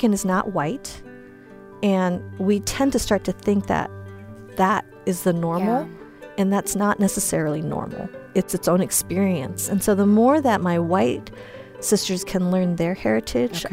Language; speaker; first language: English; early bilingual, other home language; Chinese